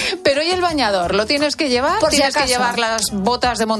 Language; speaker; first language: Spanish; native; Spanish